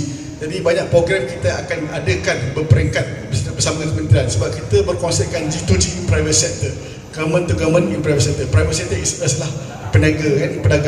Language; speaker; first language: Malay; native; Malay